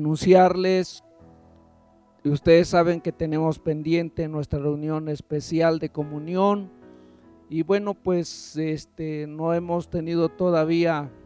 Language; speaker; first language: Spanish; native; Spanish